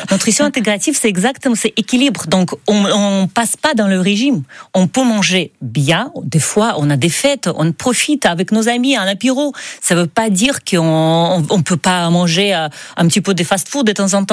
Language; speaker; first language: French; non-native, learner; Russian